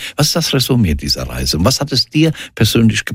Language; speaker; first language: German; native; German